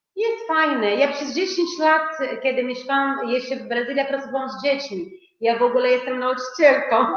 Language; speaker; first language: Polish; non-native, fluent; Portuguese